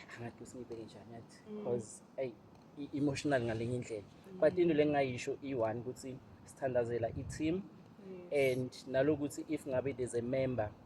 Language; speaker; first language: Zulu; non-native, local second language; Swati